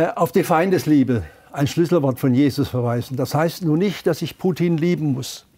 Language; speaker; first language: German; native; German